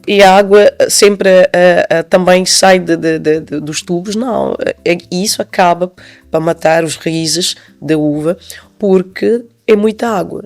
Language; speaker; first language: Portuguese; non-native, local second language; Upper Guinea Crioulo